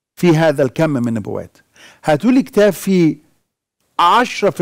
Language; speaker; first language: Arabic; native; Arabic